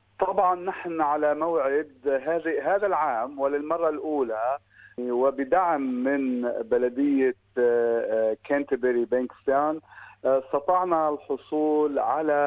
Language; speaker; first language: Arabic; native; Arabic